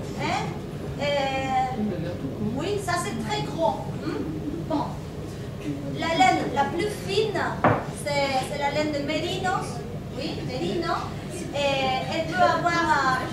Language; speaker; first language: French; non-native, fluent; Spanish